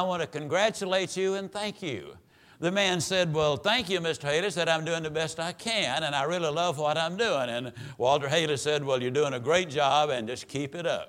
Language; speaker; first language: English; native; English